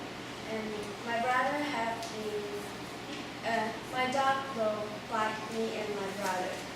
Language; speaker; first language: English; non-native, learner; Chinese